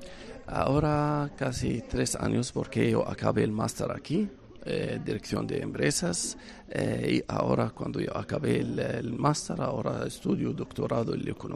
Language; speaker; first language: Spanish; non-native, learner; Arabic